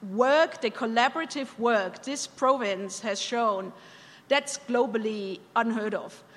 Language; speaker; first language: English; non-native, fluent; German